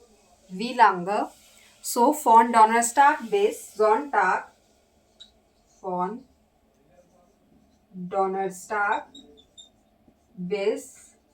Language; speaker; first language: German; non-native, learner; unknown